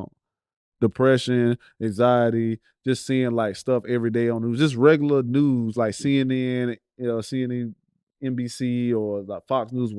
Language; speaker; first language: English; native; English